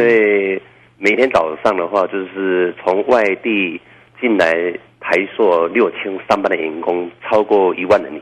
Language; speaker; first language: Chinese; native; Chinese